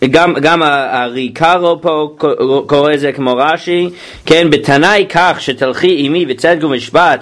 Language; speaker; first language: Hebrew; non-native, fluent; English